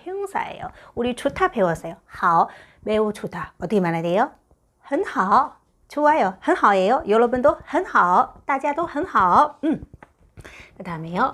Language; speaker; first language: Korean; non-native, fluent; Chinese